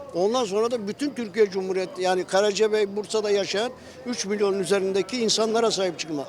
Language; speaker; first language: Turkish; native; Turkish